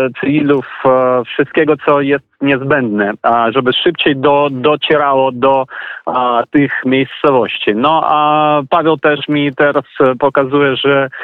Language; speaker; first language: Polish; non-native, fluent; Ukrainian